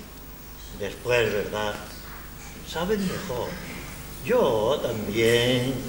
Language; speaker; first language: Spanish; non-native, local second language; Catalan